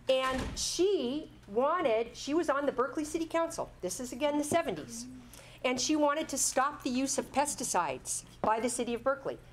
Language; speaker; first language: English; native; English